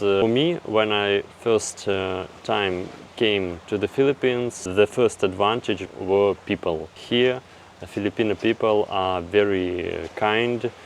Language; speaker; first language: English; non-native, fluent; Russian